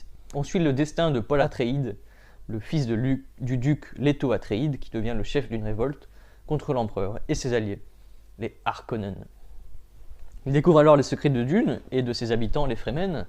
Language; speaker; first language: French; native; French